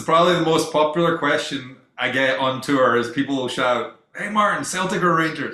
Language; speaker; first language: English; native; English